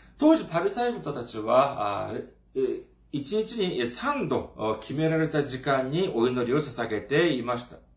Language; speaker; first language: Japanese; non-native, fluent; Korean